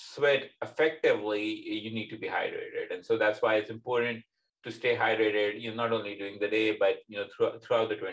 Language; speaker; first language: English; non-native, local second language; Urdu